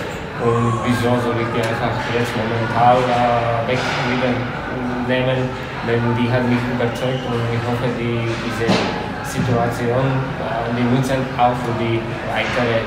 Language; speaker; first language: German; non-native, fluent; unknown